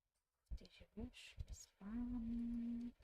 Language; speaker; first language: Russian; non-native, learner; English